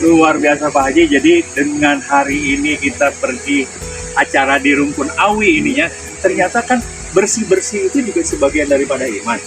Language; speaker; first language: Indonesian; native; Indonesian